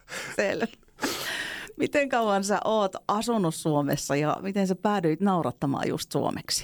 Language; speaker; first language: Finnish; native; Finnish